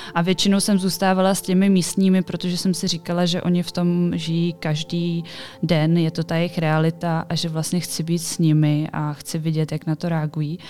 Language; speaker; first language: Czech; native; Czech